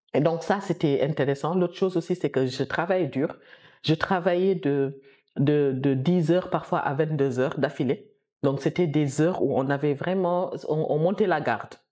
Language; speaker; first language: French; non-native, local second language; Wolof